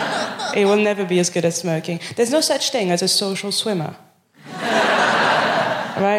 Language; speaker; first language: English; non-native, fluent; French